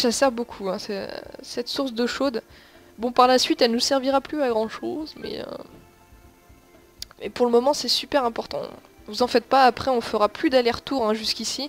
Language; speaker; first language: French; native; French